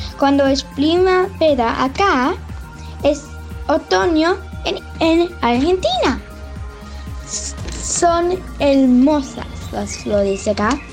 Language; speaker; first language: Spanish; early bilingual, heritage; Spanish